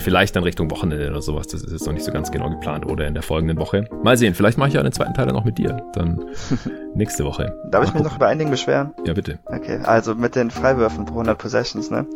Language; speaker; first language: German; native; German